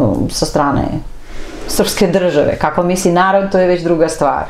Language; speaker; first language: Serbian; non-native, fluent; Armenian